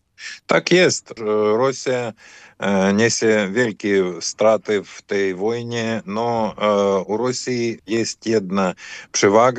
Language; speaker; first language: Polish; non-native, fluent; Ukrainian